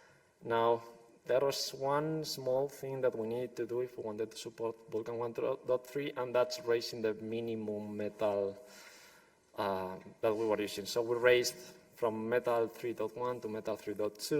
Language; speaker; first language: English; non-native, fluent; Spanish